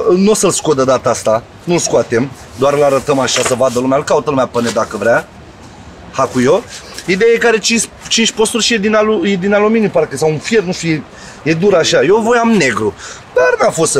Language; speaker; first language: Romanian; native; Romanian